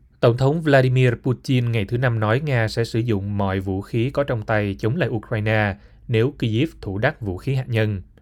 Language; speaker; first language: Vietnamese; native; Vietnamese